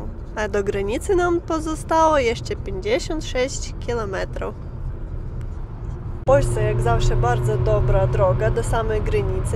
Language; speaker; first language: Polish; non-native, learner; Ukrainian